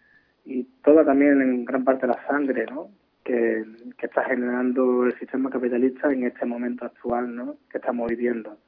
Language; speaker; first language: Spanish; native; Spanish